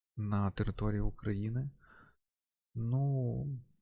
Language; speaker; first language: Ukrainian; non-native, local second language; Russian